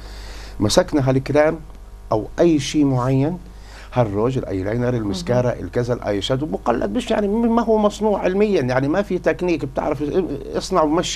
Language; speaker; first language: Arabic; native; Arabic